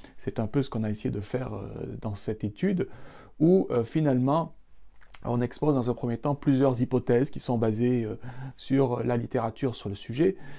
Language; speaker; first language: French; native; French